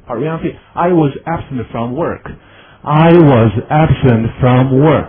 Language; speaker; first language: English; non-native, fluent; Chinese